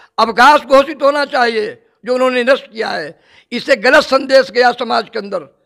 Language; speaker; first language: Hindi; native; Hindi